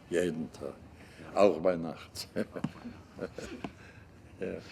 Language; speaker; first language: German; non-native, learner; Hungarian